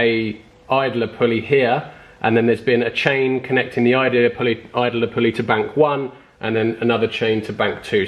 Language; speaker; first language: English; native; English